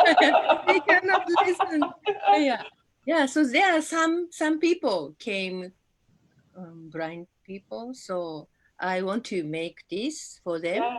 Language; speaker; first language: English; non-native, learner; Japanese